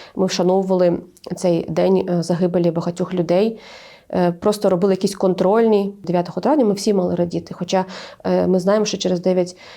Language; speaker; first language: Ukrainian; non-native, local second language; Crimean Tatar